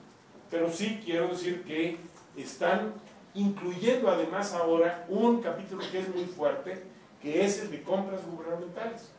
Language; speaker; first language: Spanish; native; Spanish